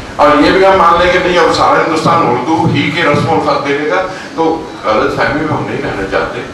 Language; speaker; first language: Urdu; native; Urdu